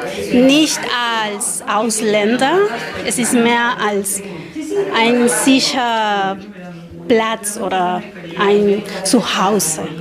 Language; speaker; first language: German; non-native, learner; Spanish